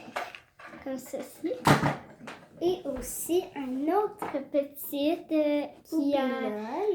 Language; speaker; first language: French; native; French